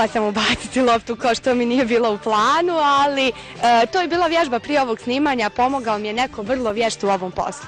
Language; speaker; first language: Bosnian; native; Bosnian